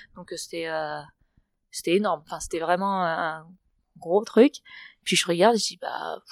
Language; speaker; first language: French; non-native, fluent; Spanish